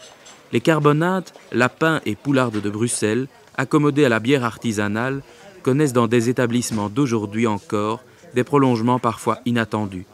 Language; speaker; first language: French; native; French